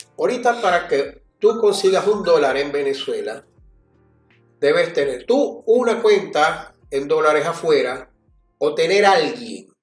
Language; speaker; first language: Spanish; native; Spanish